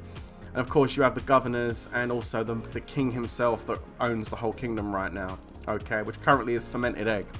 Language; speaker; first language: English; native; English